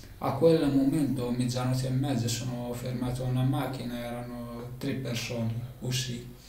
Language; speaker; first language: Italian; non-native, learner; Arabic